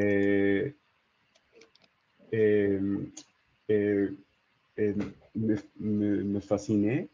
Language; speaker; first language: French; non-native, learner; English